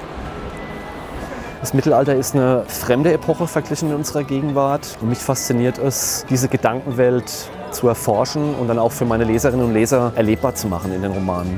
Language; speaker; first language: German; native; German